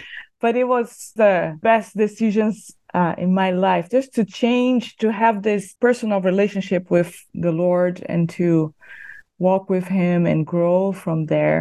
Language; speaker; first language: English; non-native, fluent; Portuguese